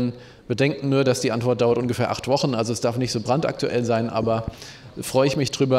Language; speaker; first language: German; native; German